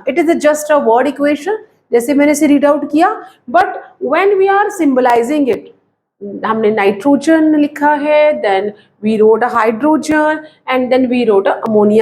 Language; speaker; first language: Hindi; native; Hindi